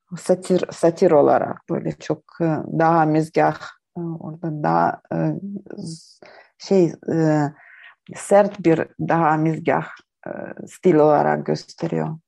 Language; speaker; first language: Turkish; non-native, learner; Ukrainian